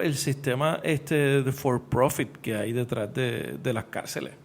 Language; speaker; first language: Spanish; native; Spanish